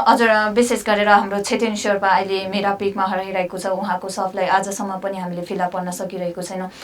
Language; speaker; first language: Nepali; non-native, local second language; Sherpa